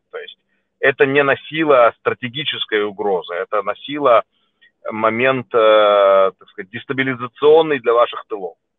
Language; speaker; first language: Russian; native; Russian